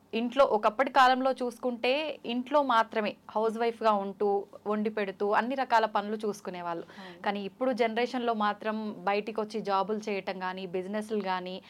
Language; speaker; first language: Telugu; native; Telugu